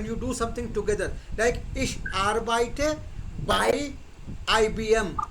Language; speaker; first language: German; non-native, fluent; Hindi